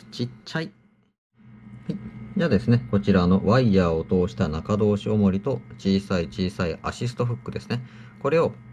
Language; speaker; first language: Japanese; native; Japanese